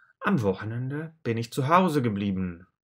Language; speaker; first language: German; non-native, fluent; Russian